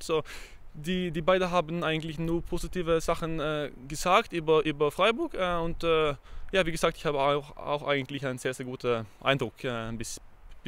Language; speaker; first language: German; non-native, fluent; Norwegian